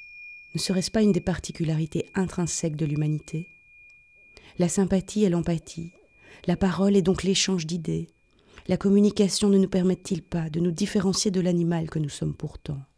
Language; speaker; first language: French; native; French